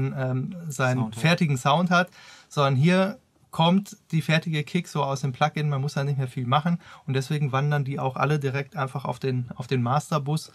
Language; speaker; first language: German; native; German